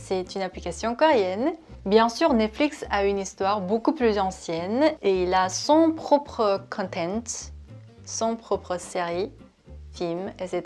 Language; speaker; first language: French; non-native, fluent; Korean